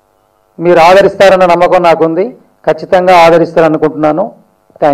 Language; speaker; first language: Telugu; native; Telugu